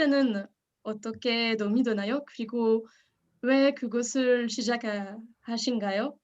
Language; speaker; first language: Korean; non-native, learner; French